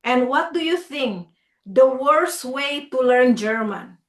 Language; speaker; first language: English; non-native, fluent; Indonesian